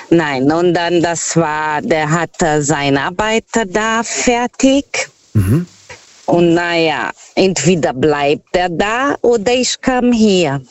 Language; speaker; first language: German; non-native, learner; Portuguese